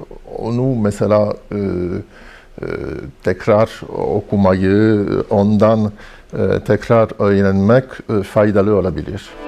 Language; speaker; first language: Turkish; non-native, fluent; French